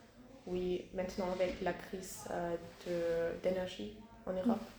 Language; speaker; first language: French; non-native, learner; German